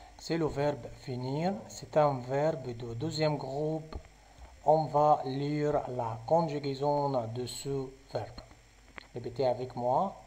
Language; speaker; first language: French; non-native, local second language; Arabic